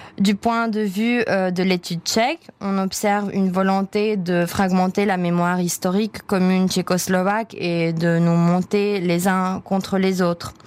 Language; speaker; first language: French; non-native, fluent; Czech